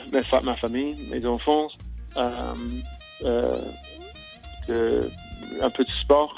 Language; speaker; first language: French; non-native, fluent; English